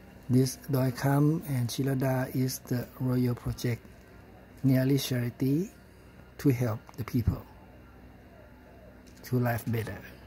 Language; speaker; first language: English; non-native, learner; Thai